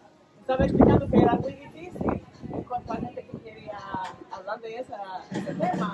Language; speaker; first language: Spanish; non-native, learner; English